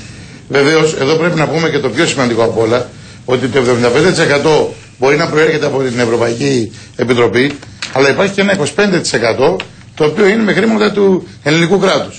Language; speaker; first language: Greek; native; Greek